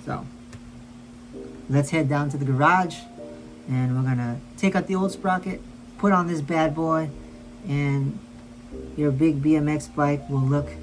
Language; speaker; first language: English; native; English